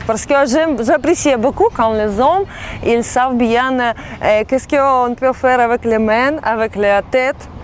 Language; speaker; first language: French; non-native, fluent; Russian